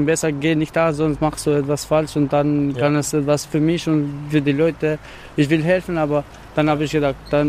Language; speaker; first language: German; non-native, learner; Albanian